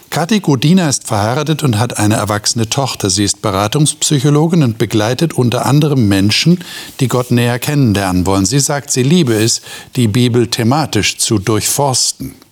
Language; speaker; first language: German; native; German